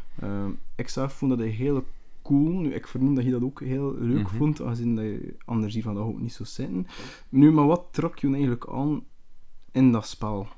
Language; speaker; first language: Dutch; native; Dutch